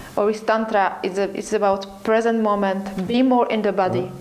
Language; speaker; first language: English; non-native, learner; Slovak